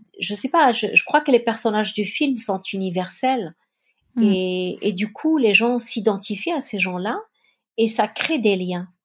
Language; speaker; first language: French; non-native, local second language; Kabyle